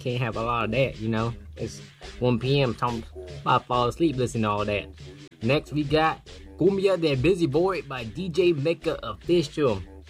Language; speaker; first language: English; early bilingual, other home language; Spanish